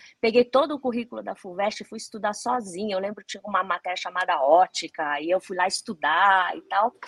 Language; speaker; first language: Portuguese; early bilingual, other home language; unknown